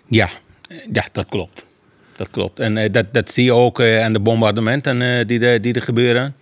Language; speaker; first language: Dutch; non-native, fluent; Persian